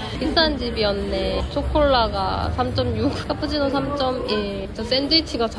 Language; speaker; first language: Korean; native; Korean